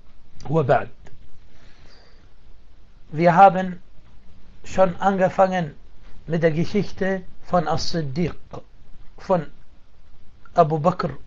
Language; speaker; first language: German; non-native, fluent; Arabic